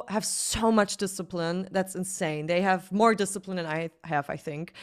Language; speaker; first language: English; non-native, fluent; German